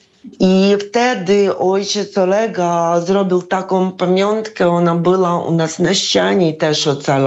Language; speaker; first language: Polish; non-native, fluent; Ukrainian